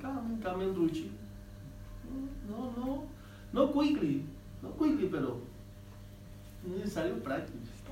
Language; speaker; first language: English; non-native, learner; Spanish